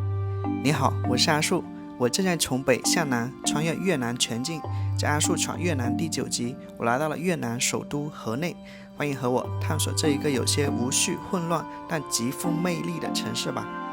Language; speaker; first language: Chinese; native; Chinese